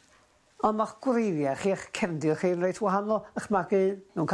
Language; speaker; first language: Welsh; native; Welsh